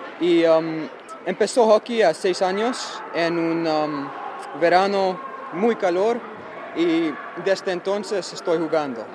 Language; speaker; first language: Spanish; early bilingual, heritage; Spanish